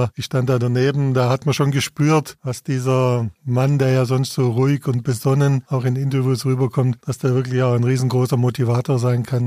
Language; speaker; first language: German; native; German